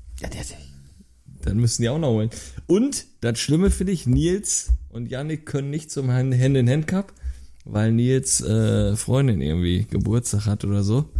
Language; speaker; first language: German; native; German